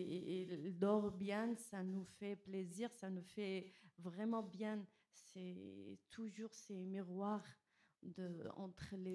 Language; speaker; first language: French; non-native, learner; Kurdish